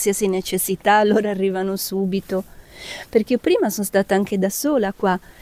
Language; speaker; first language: Italian; native; Italian